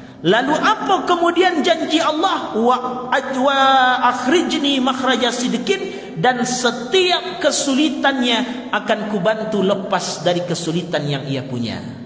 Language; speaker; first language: Malay; non-native, local second language; Minangkabau